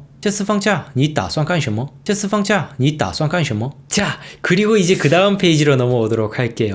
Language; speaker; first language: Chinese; non-native, fluent; Korean